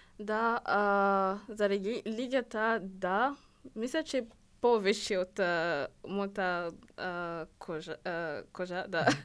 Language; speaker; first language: Bulgarian; non-native, learner; Rundi